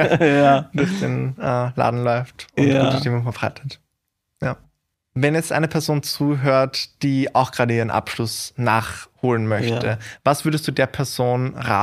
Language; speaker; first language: German; native; German